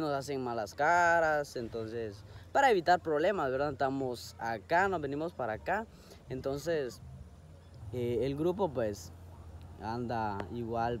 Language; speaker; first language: Spanish; native; Spanish